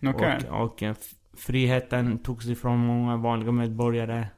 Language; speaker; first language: Swedish; early bilingual, other home language; Persian